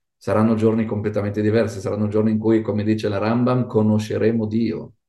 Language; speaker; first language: Italian; non-native, fluent; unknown